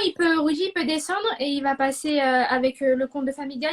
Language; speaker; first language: French; native; French